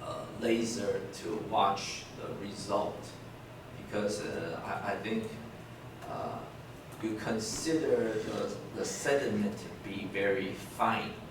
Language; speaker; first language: English; non-native, fluent; Chinese